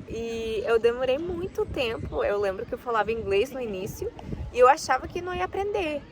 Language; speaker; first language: Portuguese; non-native, fluent; Spanish